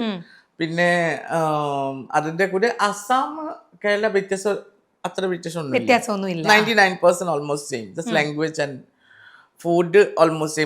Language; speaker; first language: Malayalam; non-native, learner; Assamese